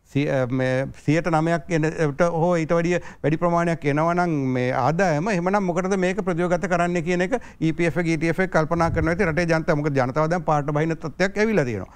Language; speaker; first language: Sinhala; native; Sinhala